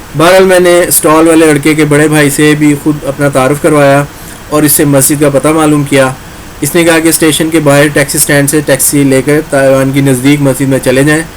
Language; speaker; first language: Urdu; non-native, local second language; Punjabi